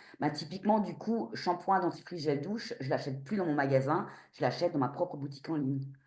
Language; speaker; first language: French; native; French